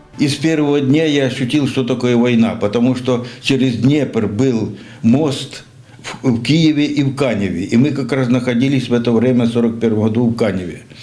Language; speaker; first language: Russian; native; Russian